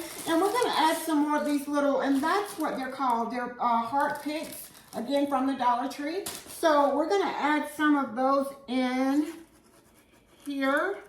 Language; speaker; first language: English; native; English